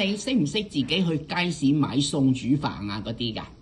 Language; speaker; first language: Cantonese; native; Cantonese